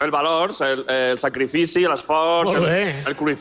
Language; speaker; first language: Catalan; non-native, local second language; Spanish